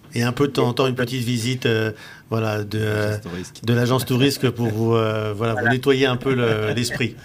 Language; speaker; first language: French; native; French